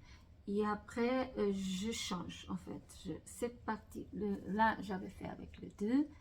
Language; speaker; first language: French; non-native, fluent; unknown